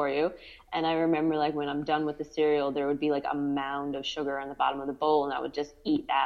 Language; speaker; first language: English; native; English